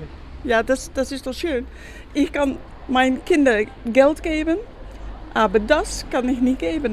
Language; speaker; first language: German; non-native, learner; Dutch